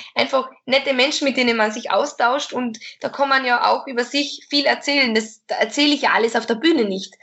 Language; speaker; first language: German; native; German